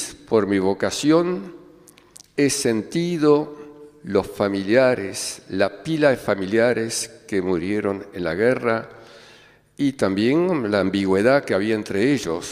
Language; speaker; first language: Spanish; early bilingual, other home language; German